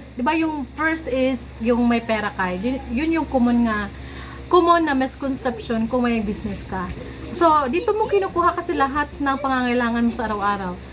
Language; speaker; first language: Filipino; non-native, local second language; Cebuano